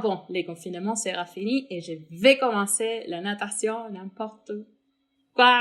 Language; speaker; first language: French; non-native, fluent; Spanish